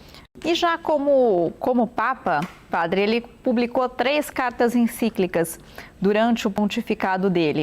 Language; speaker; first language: Portuguese; native; Portuguese